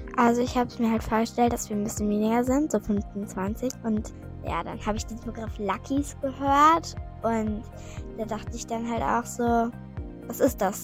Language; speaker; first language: German; native; German